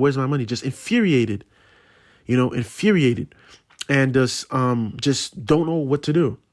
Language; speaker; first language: English; native; English